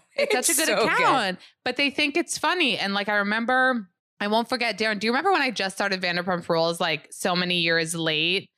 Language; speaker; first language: English; early bilingual, other home language; Hebrew